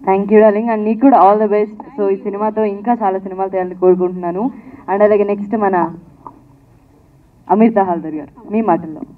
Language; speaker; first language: Telugu; native; Telugu